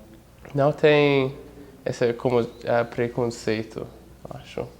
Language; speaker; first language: Portuguese; non-native, fluent; English